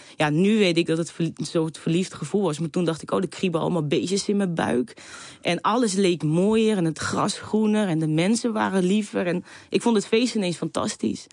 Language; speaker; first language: Dutch; native; Dutch